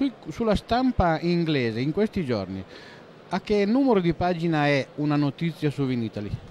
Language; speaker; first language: Italian; native; Italian